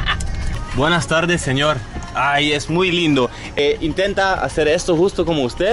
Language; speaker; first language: Spanish; non-native, fluent; Dutch